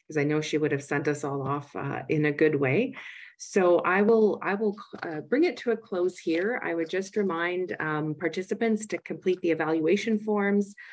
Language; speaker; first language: English; native; English